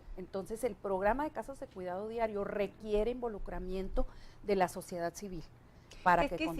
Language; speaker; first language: Spanish; native; Spanish